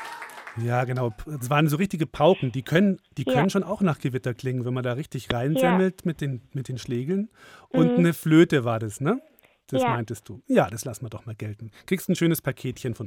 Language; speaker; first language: German; native; German